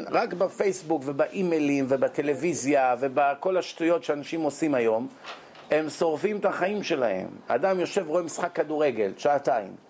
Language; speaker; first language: Hebrew; native; Hebrew